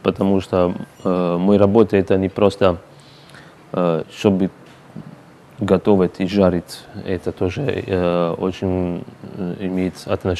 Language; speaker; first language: Russian; non-native, learner; Italian